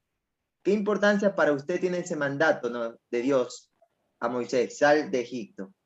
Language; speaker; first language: Spanish; native; Spanish